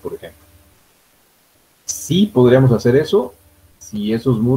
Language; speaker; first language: Spanish; native; Spanish